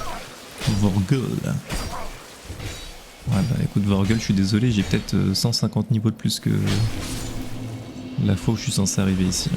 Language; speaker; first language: French; native; French